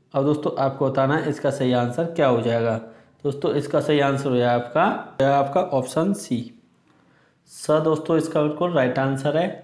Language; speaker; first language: Hindi; native; Hindi